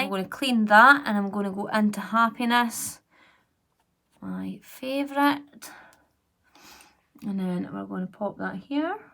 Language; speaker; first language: English; native; English